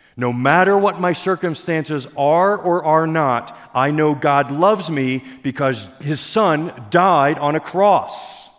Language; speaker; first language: English; native; English